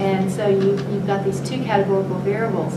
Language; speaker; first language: English; native; English